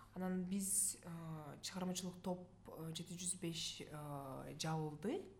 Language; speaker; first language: Kyrgyz; non-native, local second language; Russian